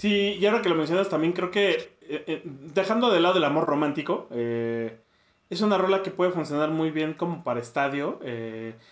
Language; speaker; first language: Spanish; native; Spanish